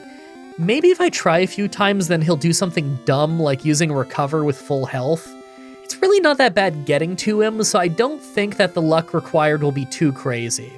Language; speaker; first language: English; native; English